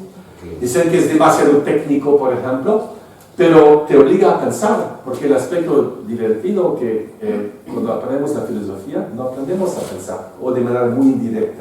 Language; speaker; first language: Spanish; non-native, fluent; French